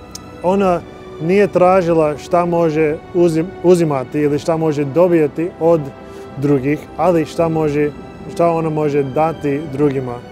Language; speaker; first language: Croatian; non-native, learner; English